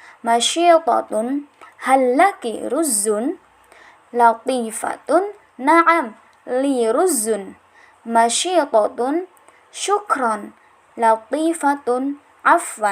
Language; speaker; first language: Arabic; non-native, learner; Indonesian